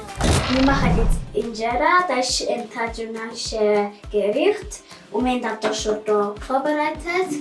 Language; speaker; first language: German; early bilingual, other home language; Tigrinya